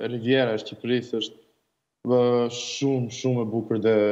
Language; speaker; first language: Albanian; non-native, learner; Serbian